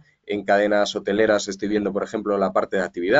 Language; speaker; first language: Spanish; native; Spanish